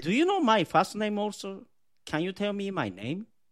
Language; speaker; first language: English; non-native, learner; Japanese